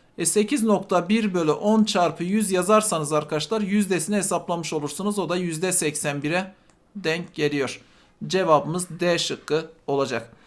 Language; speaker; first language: Turkish; native; Turkish